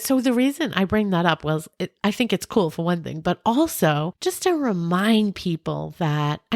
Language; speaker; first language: English; native; English